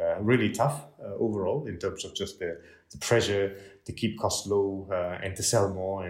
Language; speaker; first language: English; non-native, local second language; Tamil